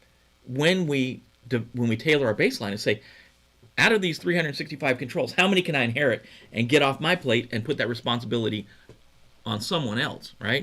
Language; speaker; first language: English; native; English